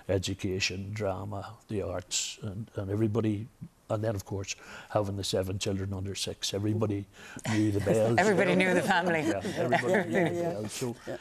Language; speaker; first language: English; native; English